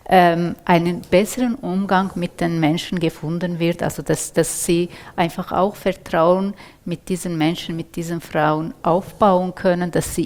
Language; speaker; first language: German; non-native, fluent; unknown